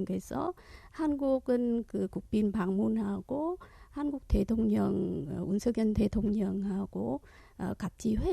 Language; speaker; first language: Korean; non-native, fluent; Vietnamese